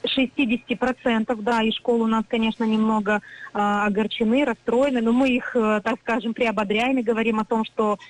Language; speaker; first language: Russian; native; Russian